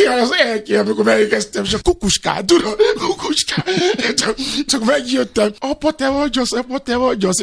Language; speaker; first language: Hungarian; non-native, learner; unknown